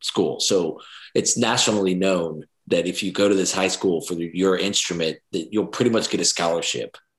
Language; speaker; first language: English; native; English